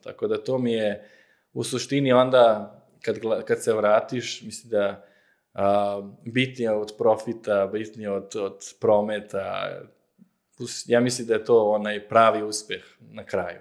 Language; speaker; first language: Serbian; non-native, fluent; Slovenian